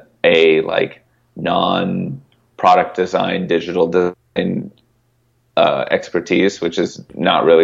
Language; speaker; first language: English; native; English